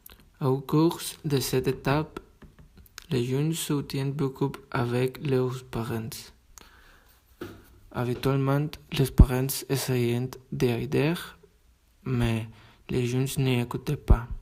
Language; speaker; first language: French; non-native, learner; Spanish